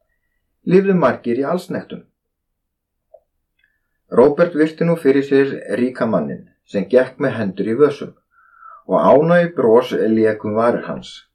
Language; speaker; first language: Icelandic; native; Icelandic